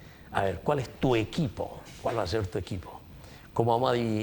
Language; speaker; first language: Spanish; native; Spanish